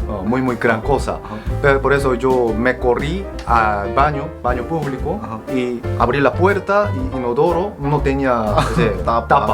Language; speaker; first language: Spanish; non-native, fluent; Korean